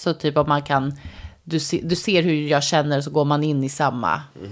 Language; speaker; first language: Swedish; native; Swedish